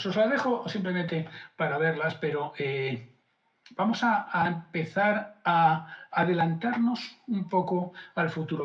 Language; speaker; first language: Spanish; native; Spanish